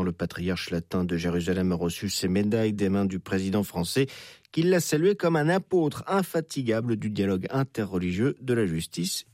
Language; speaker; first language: French; native; French